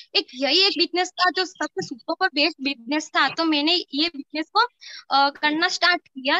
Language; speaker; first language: Hindi; non-native, local second language; Gujarati